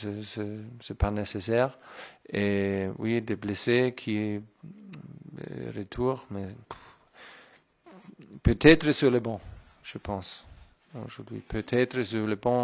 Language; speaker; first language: French; non-native, fluent; German